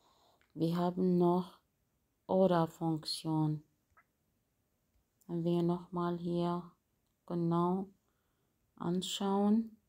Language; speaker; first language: German; non-native, fluent; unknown